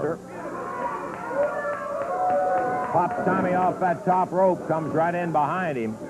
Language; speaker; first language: English; native; English